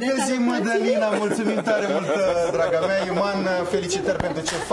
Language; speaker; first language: Romanian; native; Romanian